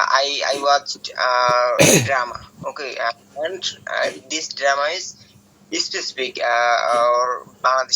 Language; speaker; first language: English; non-native, learner; Bangla